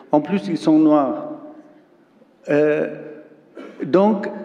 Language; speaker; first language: French; non-native, local second language; Arabic